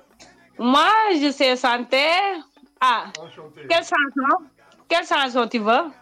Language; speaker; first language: French; non-native, local second language; Wolof